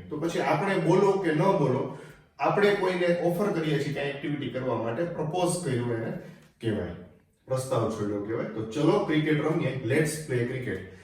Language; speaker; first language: Gujarati; native; Gujarati